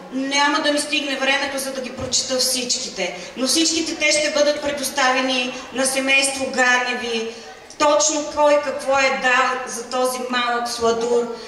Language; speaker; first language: Bulgarian; native; Bulgarian